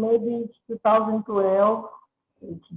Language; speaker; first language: English; non-native, learner; Portuguese